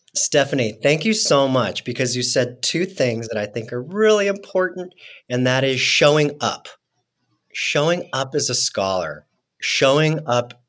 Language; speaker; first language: English; non-native, fluent; Spanish